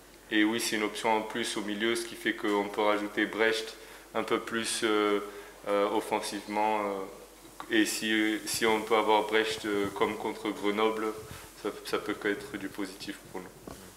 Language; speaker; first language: French; native; French